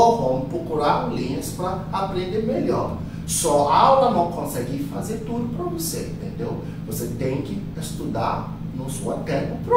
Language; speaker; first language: Portuguese; non-native, fluent; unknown